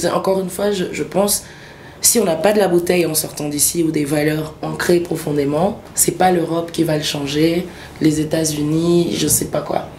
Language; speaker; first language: French; early bilingual, other home language; Swahili